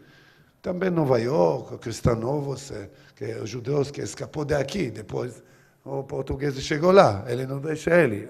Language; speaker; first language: Portuguese; non-native, learner; Hebrew